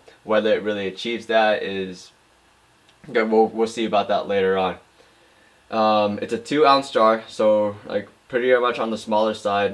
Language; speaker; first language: English; native; English